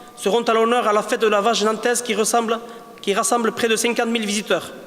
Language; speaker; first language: French; native; French